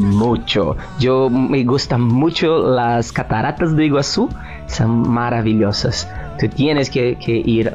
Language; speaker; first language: Spanish; non-native, learner; Portuguese